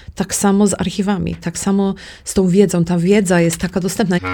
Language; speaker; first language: Polish; early bilingual, heritage; Polish